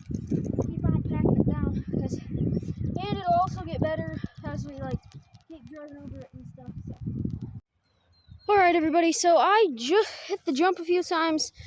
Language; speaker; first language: English; native; English